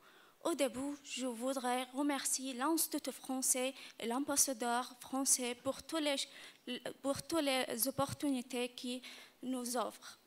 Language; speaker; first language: French; non-native, learner; Arabic